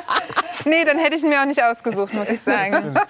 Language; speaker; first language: German; native; German